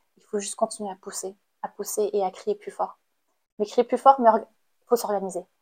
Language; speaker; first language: French; non-native, fluent; Khmer